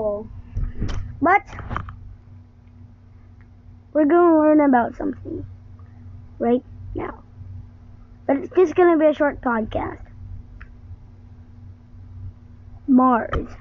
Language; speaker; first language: English; non-native, local second language; Filipino